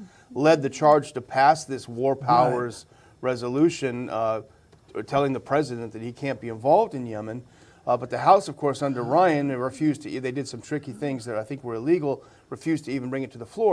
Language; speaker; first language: English; native; English